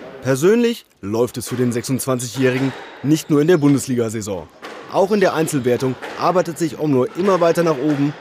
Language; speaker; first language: German; native; German